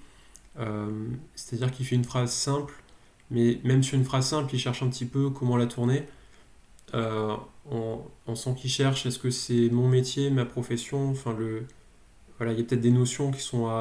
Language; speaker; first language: French; native; French